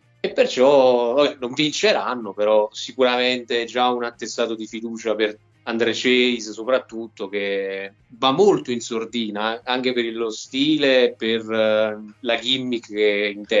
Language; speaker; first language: Italian; native; Italian